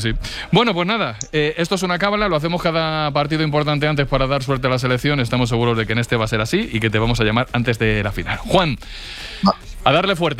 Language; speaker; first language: Spanish; native; Spanish